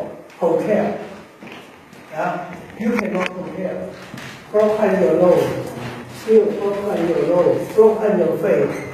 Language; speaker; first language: English; non-native, learner; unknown